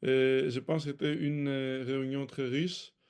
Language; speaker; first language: French; non-native, fluent; Greek